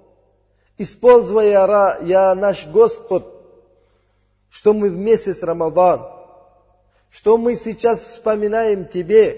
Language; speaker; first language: Russian; non-native, learner; Uzbek